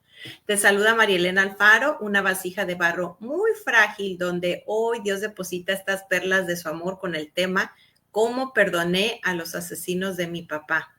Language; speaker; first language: Spanish; native; Spanish